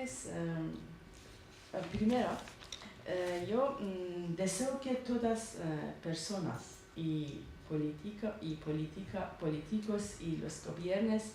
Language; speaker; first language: Spanish; non-native, learner; Persian